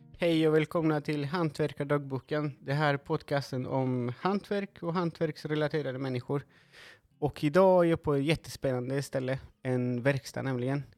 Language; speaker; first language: Swedish; non-native, fluent; Spanish